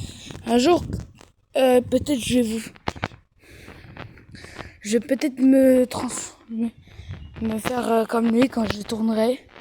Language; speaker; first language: French; early bilingual, other home language; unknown